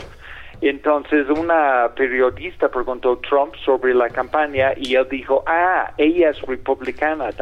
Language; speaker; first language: Spanish; non-native, fluent; English